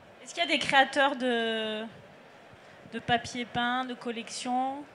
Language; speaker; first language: French; native; French